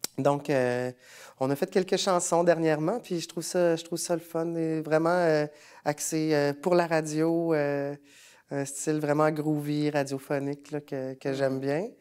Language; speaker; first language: French; native; French